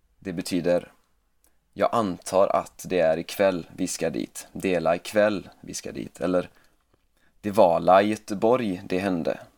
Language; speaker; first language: Swedish; native; Swedish